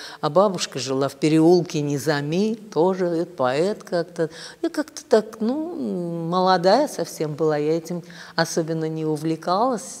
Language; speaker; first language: Russian; native; Russian